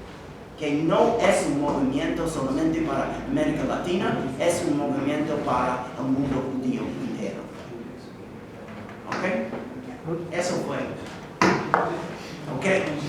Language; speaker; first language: Spanish; non-native, fluent; English